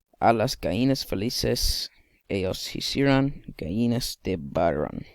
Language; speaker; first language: Spanish; non-native, learner; English